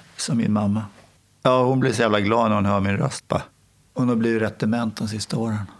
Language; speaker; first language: Swedish; native; Swedish